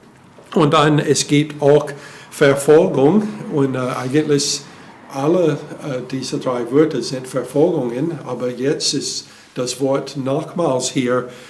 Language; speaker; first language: German; non-native, fluent; English